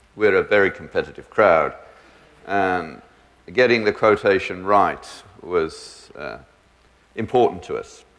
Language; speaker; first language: English; native; English